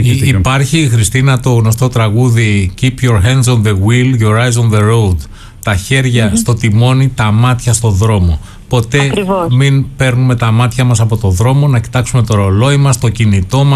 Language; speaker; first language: Greek; native; Greek